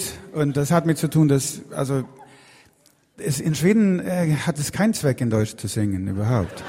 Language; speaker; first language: German; non-native, fluent; Swedish